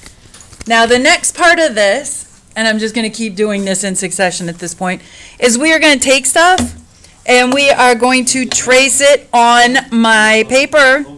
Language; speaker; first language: English; native; English